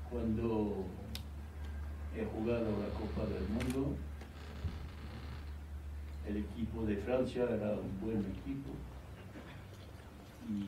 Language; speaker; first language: Spanish; non-native, fluent; French